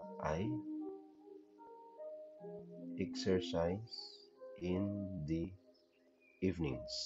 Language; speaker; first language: English; non-native, learner; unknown